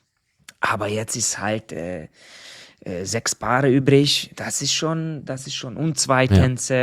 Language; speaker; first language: German; non-native, fluent; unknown